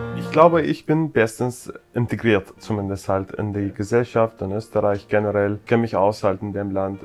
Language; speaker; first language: German; non-native, fluent; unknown